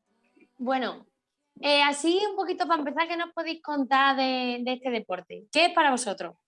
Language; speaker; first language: Spanish; native; Spanish